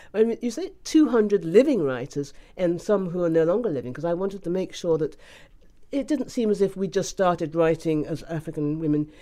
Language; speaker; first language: English; native; English